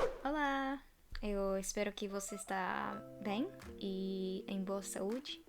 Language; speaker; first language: Portuguese; non-native, fluent; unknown